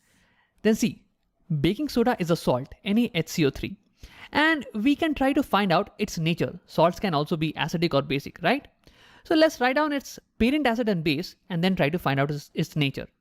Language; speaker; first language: English; non-native, local second language; Hindi